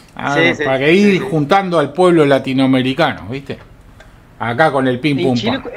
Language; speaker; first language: Spanish; native; Spanish